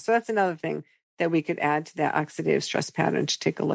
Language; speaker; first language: English; native; English